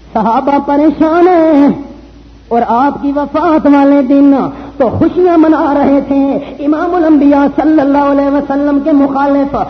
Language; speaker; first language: Urdu; non-native, local second language; Punjabi